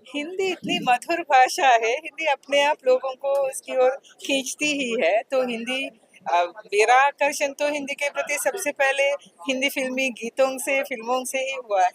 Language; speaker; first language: Hindi; non-native, fluent; Sinhala